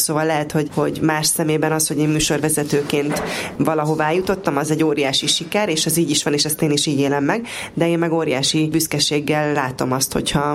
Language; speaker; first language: Hungarian; native; Hungarian